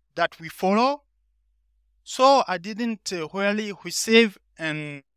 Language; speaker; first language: English; non-native, learner; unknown